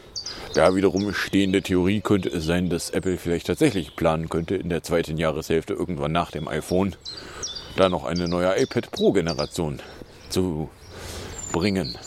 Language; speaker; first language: German; native; German